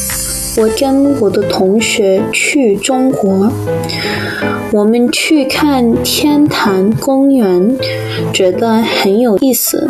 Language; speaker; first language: Chinese; non-native, learner; English